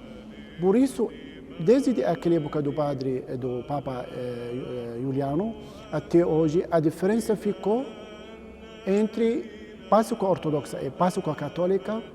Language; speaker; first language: Portuguese; non-native, learner; Arabic